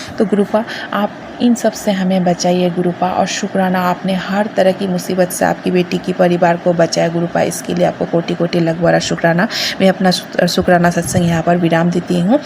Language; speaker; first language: Hindi; non-native, local second language; Bangla